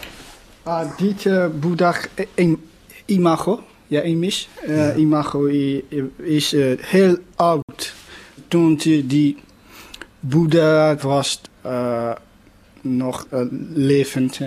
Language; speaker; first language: Dutch; non-native, learner; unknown